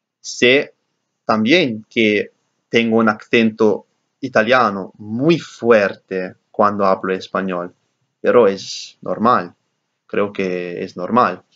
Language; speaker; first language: Spanish; non-native, learner; English